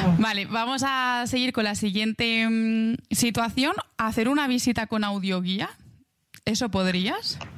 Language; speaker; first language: Spanish; native; Spanish